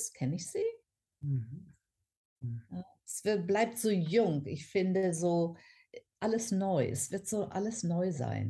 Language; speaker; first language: German; non-native, fluent; English